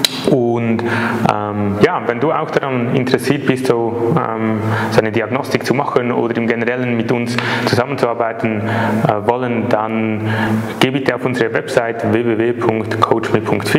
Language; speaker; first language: German; native; German